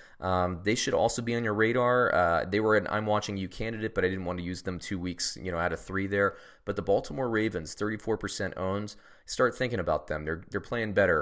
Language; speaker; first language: English; native; English